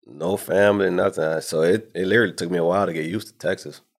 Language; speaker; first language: English; native; English